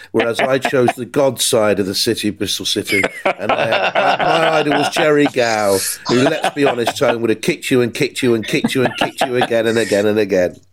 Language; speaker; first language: English; native; English